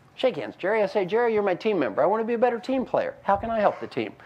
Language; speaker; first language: English; native; English